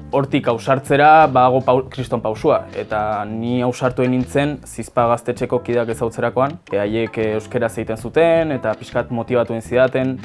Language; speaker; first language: Basque; non-native, local second language; Spanish